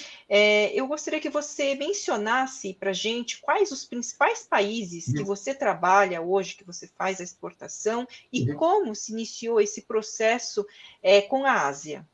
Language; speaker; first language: Portuguese; native; Portuguese